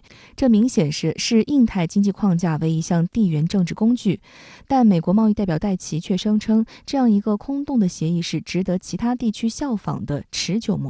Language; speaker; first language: Chinese; native; Chinese